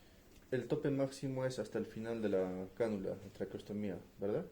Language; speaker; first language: Spanish; native; Spanish